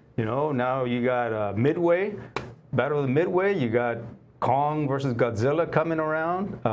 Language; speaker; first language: English; native; English